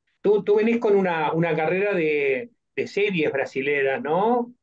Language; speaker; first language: Spanish; native; Spanish